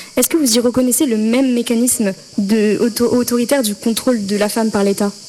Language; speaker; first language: French; native; French